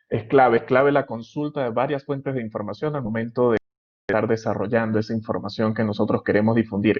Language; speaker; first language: Spanish; native; Spanish